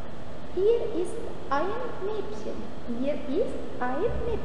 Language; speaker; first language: German; non-native, fluent; Arabic